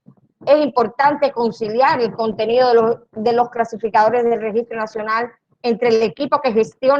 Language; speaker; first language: Spanish; native; Spanish